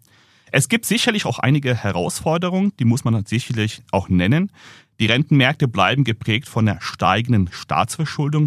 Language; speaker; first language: German; native; German